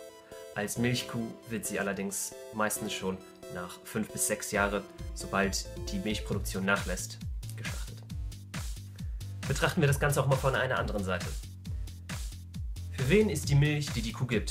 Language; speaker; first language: German; native; German